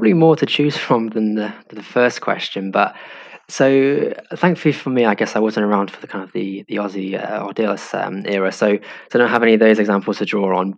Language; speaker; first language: English; native; English